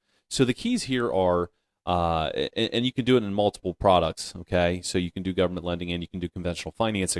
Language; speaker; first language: English; native; English